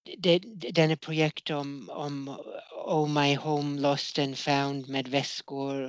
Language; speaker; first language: Swedish; non-native, fluent; English